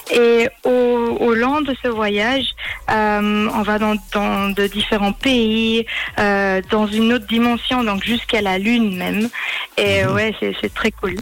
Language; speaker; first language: French; early bilingual, heritage; German